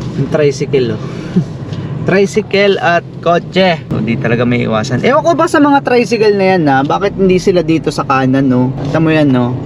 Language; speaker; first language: Filipino; native; Filipino